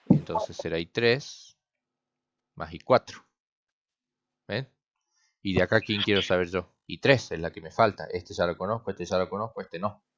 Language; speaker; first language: Spanish; native; Spanish